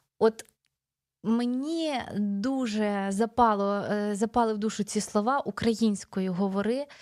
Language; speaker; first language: Ukrainian; native; Ukrainian